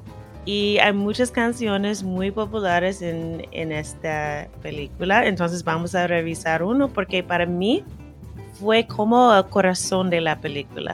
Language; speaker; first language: Spanish; non-native, fluent; English